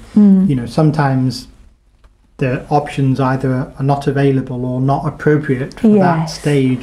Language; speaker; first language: English; native; English